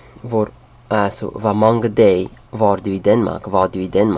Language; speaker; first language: Danish; non-native, learner; English